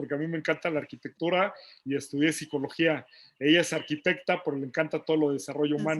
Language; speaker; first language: Spanish; native; Spanish